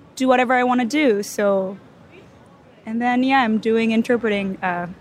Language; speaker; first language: English; non-native, fluent; Japanese